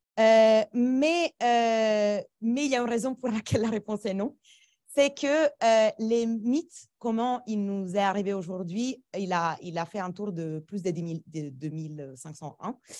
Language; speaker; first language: French; non-native, fluent; Italian